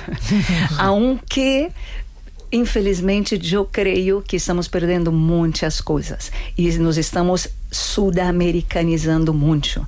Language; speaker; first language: Spanish; non-native, fluent; Portuguese